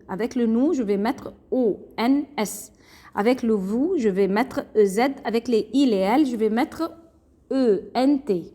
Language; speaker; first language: French; non-native, fluent; Arabic